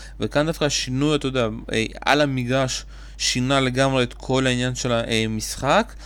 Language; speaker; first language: Hebrew; native; Hebrew